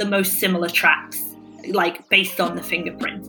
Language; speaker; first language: English; native; English